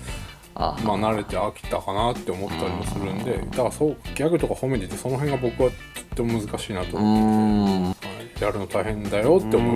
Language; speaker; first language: Japanese; native; Japanese